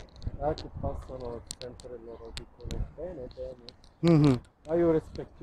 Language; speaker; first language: Italian; non-native, learner; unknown